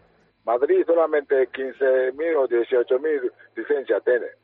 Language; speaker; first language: Spanish; non-native, fluent; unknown